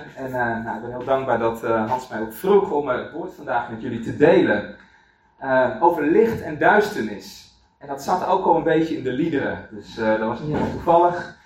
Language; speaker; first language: Dutch; native; Dutch